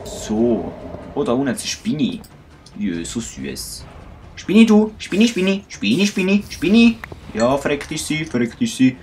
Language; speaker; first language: German; native; German